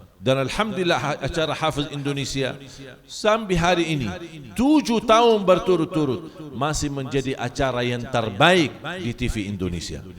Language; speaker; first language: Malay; non-native, fluent; Arabic